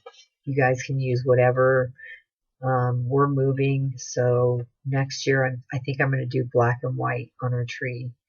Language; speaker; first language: English; native; English